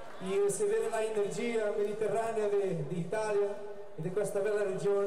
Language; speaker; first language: Italian; non-native, learner; Portuguese